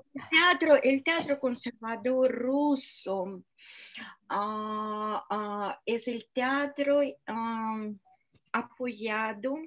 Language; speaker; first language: Spanish; non-native, fluent; Russian